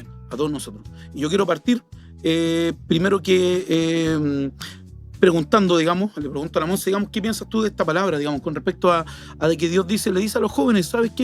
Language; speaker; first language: Spanish; native; Spanish